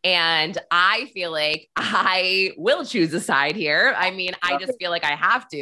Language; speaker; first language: English; native; English